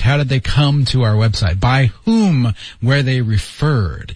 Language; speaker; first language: English; native; English